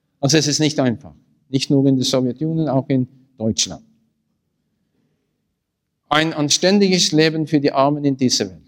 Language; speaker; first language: German; non-native, learner; Norwegian